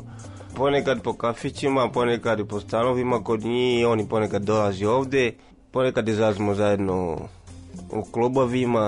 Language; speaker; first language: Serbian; non-native, learner; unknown